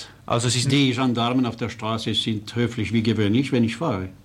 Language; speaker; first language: German; non-native, local second language; French